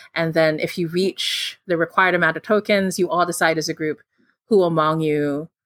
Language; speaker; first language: English; non-native, local second language; Filipino